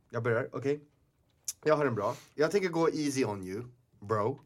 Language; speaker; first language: Swedish; native; Swedish